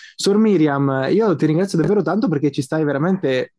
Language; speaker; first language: Italian; native; Italian